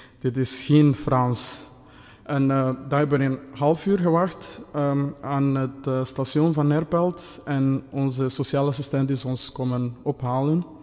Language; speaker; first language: Dutch; non-native, fluent; Kinyarwanda